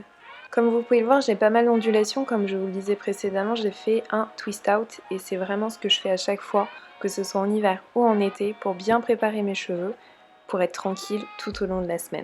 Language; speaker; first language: French; native; French